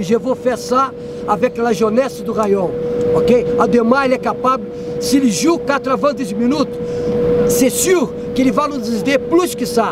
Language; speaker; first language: French; non-native, learner; Portuguese